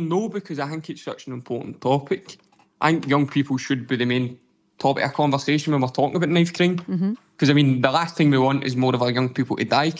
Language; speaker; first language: English; native; English